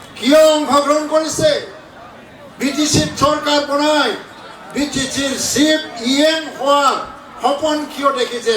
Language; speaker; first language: Assamese; non-native, local second language; Bodo